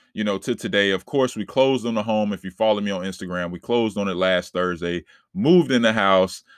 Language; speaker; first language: English; native; English